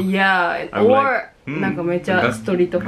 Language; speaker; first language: Japanese; native; Japanese